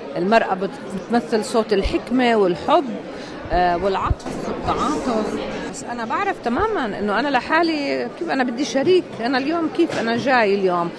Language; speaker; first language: Arabic; native; Arabic